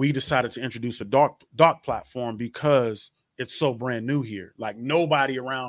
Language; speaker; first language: English; native; English